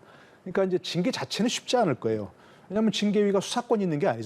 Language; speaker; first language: Korean; native; Korean